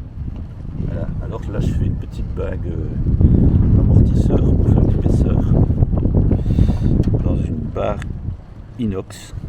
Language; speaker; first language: French; native; French